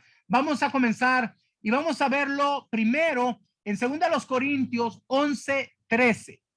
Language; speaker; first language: Spanish; native; Spanish